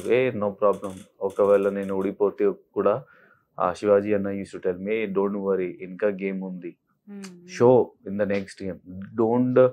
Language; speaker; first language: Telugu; non-native, learner; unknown